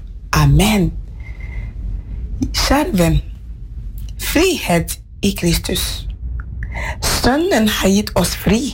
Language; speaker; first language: Norwegian; non-native, fluent; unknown